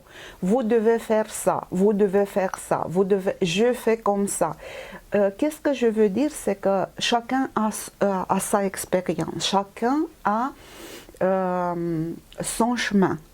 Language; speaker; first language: French; non-native, fluent; Romanian